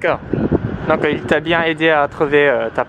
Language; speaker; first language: French; non-native, fluent; Japanese